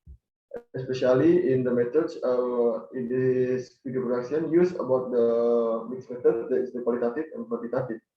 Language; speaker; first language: English; non-native, learner; Indonesian